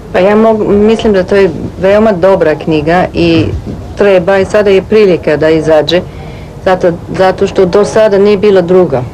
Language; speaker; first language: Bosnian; early bilingual, heritage; Bosnian